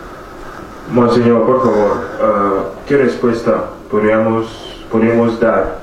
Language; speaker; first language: Spanish; non-native, fluent; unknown